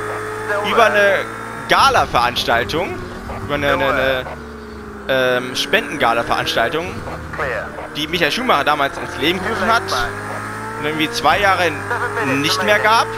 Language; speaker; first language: German; native; German